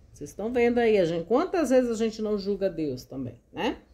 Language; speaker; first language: Portuguese; native; Portuguese